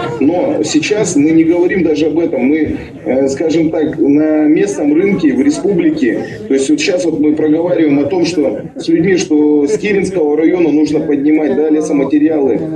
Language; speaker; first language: Russian; native; Russian